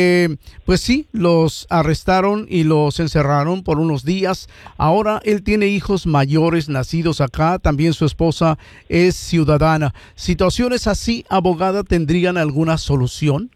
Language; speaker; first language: Spanish; native; Spanish